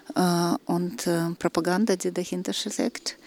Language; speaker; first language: German; non-native, fluent; Russian